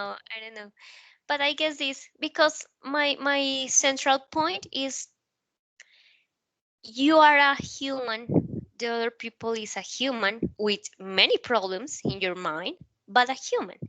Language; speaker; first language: English; non-native, learner; Spanish